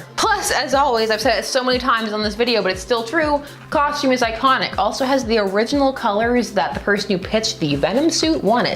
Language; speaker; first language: English; native; English